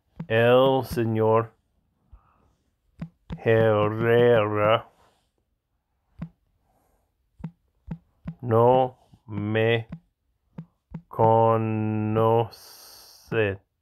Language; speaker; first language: Spanish; non-native, learner; English